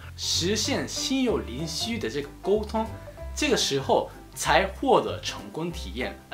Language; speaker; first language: Chinese; non-native, fluent; Japanese